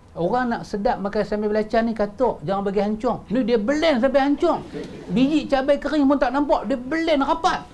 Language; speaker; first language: Malay; native; Malay